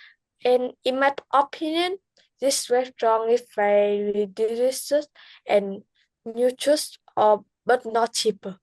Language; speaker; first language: English; non-native, learner; Vietnamese